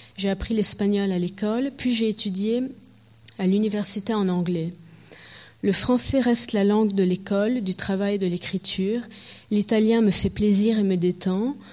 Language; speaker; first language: French; early bilingual, heritage; French